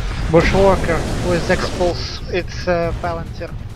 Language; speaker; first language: English; non-native, learner; Russian